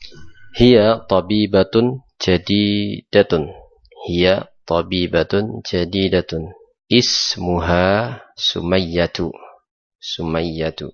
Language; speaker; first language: Arabic; non-native, fluent; Indonesian